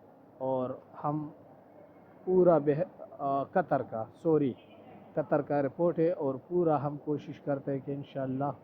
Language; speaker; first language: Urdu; non-native, local second language; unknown